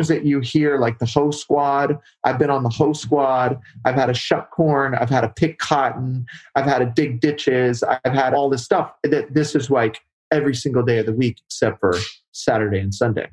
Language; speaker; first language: English; native; English